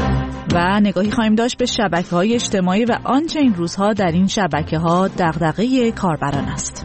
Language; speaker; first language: Persian; native; Persian